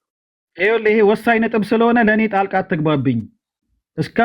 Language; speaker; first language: Amharic; native; Amharic